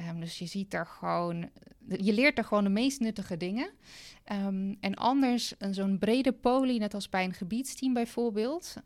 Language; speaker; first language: Dutch; non-native, fluent; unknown